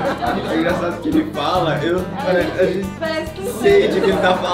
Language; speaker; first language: Portuguese; native; Portuguese